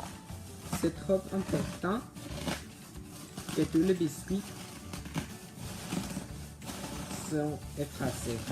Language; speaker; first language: French; non-native, learner; English